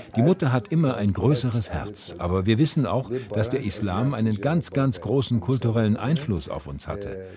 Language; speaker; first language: German; non-native, fluent; Kurdish